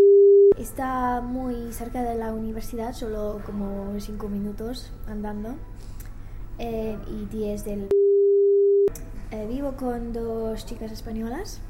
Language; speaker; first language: Spanish; non-native, learner; English